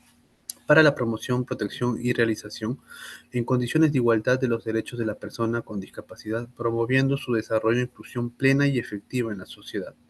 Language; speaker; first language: Spanish; native; Spanish